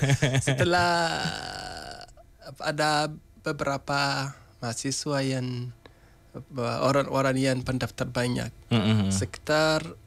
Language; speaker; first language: Indonesian; non-native, learner; Hausa